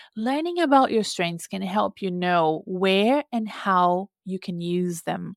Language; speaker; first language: English; non-native, fluent; Portuguese